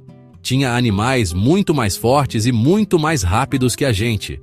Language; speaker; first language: Portuguese; native; Portuguese